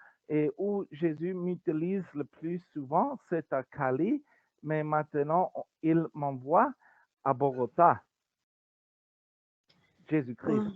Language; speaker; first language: French; non-native, learner; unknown